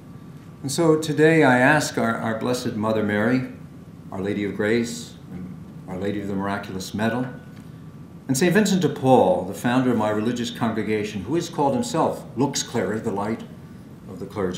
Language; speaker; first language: English; native; English